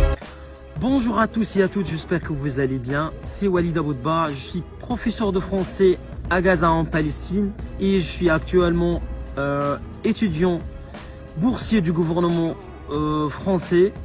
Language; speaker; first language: French; non-native, fluent; Arabic